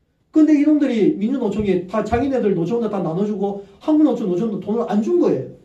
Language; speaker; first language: Korean; native; Korean